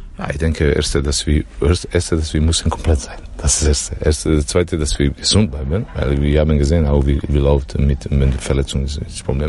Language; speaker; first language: German; non-native, learner; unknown